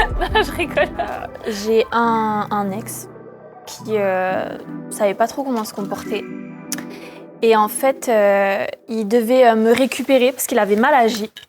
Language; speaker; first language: French; early bilingual, other home language; Malagasy